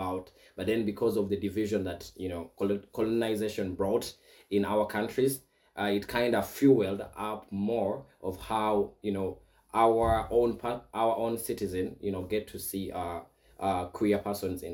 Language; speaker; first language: English; non-native, local second language; Ganda